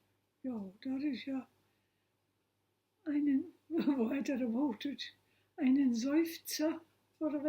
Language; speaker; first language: German; non-native, local second language; Low German